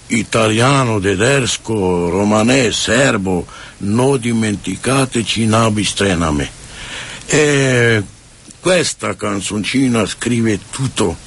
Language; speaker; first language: Italian; non-native, fluent; Romany